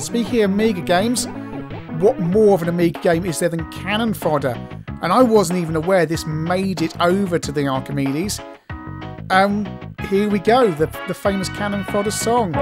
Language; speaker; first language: English; native; English